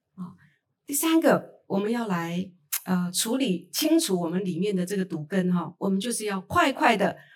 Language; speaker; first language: Chinese; native; Chinese